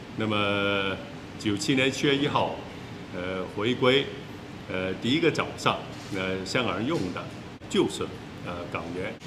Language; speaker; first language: Chinese; non-native, local second language; Cantonese